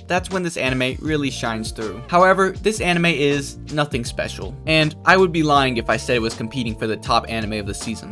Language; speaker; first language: English; native; English